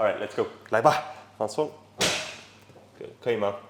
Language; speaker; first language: Chinese; non-native, fluent; English